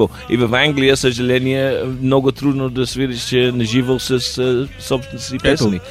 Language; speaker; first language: Bulgarian; non-native, learner; English